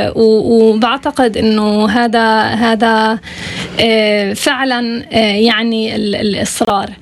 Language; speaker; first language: Arabic; non-native, fluent; Swedish